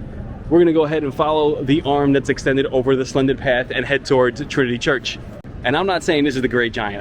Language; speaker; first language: English; native; English